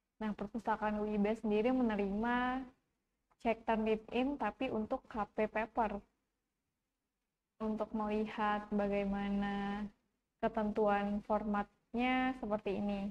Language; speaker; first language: Indonesian; native; Indonesian